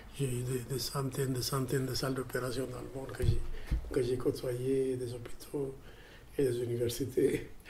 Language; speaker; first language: French; non-native, fluent; Amharic